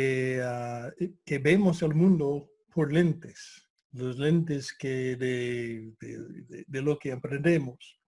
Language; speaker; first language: Spanish; non-native, fluent; English